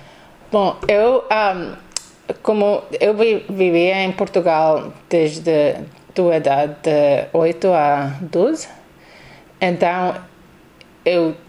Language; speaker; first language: Portuguese; non-native, learner; English